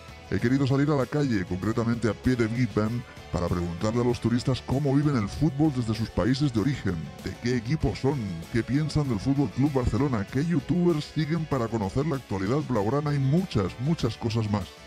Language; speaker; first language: Spanish; native; Spanish